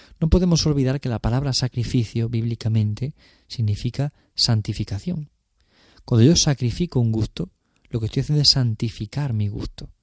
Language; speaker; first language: Spanish; native; Spanish